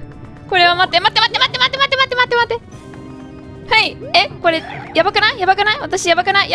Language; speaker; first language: Japanese; native; Japanese